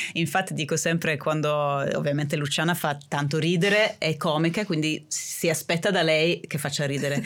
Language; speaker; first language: Italian; non-native, fluent; Swedish